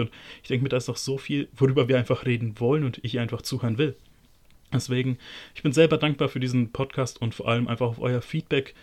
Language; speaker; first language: German; native; German